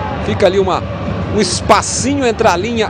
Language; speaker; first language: Portuguese; native; Portuguese